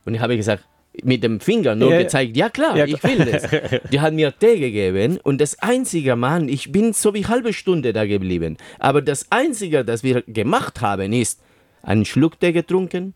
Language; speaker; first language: German; non-native, fluent; Spanish